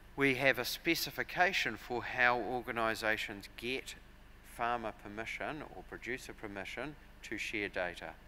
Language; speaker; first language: English; native; English